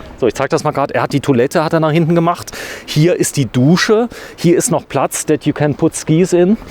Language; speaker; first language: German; native; German